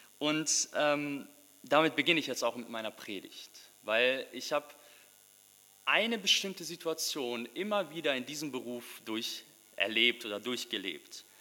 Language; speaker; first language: German; early bilingual, other home language; Russian